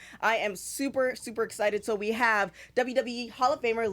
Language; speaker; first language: English; native; English